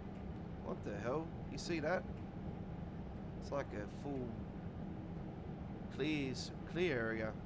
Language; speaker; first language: English; native; English